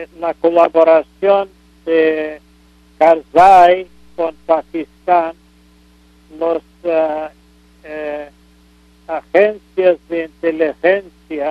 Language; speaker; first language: Spanish; non-native, fluent; English